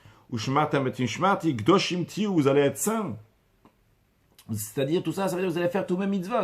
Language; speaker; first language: French; native; French